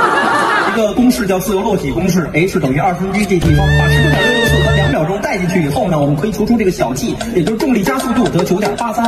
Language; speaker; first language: Chinese; native; Chinese